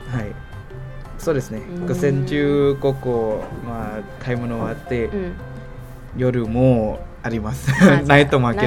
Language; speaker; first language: Japanese; non-native, learner; Thai